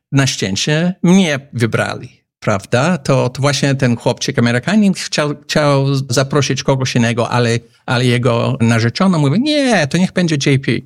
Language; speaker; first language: Polish; non-native, fluent; English